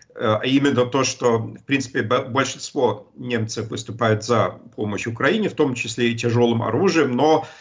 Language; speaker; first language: Russian; non-native, fluent; German